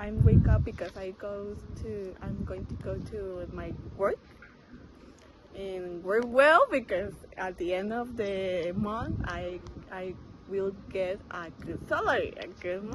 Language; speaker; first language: English; non-native, learner; Spanish